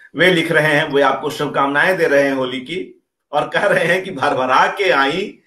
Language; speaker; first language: Hindi; native; Hindi